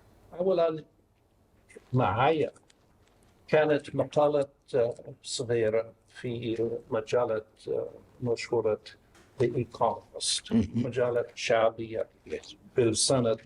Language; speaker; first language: Arabic; non-native, fluent; English